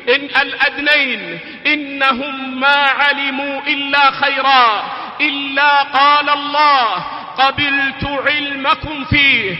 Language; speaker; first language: Arabic; native; Arabic